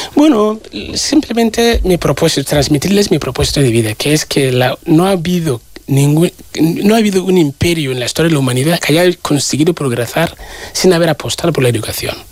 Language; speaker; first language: Spanish; non-native, fluent; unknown